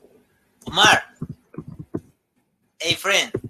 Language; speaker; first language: English; non-native, learner; Spanish